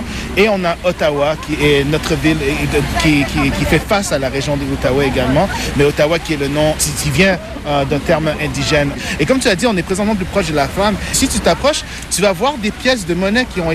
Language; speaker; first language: French; native; French